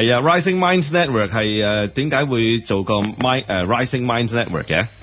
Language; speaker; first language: Cantonese; native; Cantonese